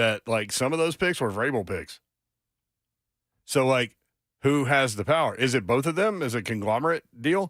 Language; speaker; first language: English; native; English